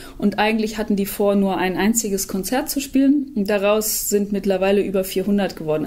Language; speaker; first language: German; native; German